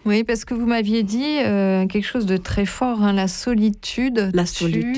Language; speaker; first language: French; native; French